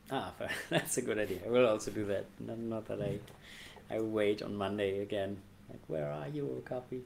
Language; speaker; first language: English; non-native, fluent; German